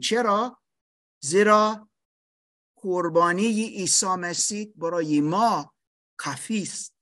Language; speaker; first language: Persian; non-native, learner; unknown